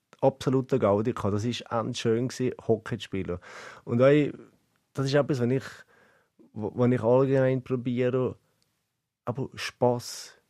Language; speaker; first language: German; native; German